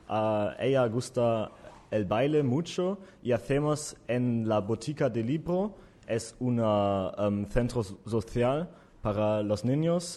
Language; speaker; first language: Spanish; non-native, learner; German